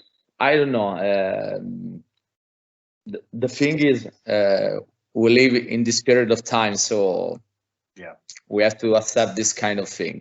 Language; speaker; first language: English; non-native, fluent; Italian